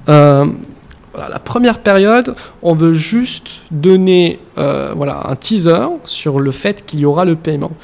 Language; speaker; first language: French; non-native, local second language; Arabic